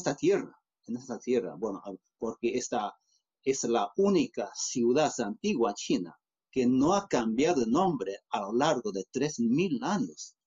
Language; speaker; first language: Spanish; non-native, fluent; Chinese